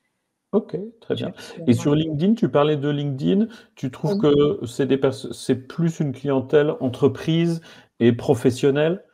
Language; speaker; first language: French; native; French